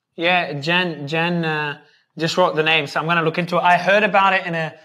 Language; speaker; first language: English; native; English